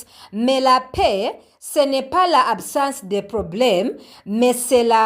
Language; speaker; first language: French; non-native, learner; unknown